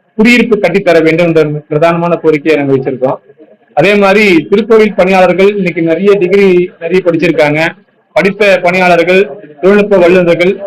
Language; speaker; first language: Tamil; native; Tamil